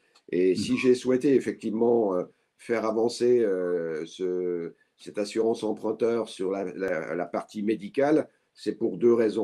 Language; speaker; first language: French; native; French